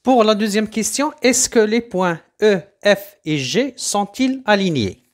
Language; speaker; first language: French; non-native, local second language; Arabic